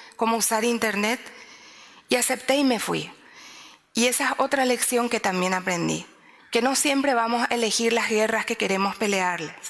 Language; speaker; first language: Spanish; native; Spanish